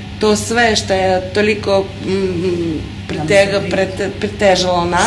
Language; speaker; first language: Russian; non-native, fluent; Serbian